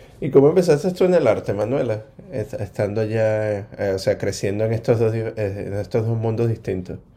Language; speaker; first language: Spanish; native; Spanish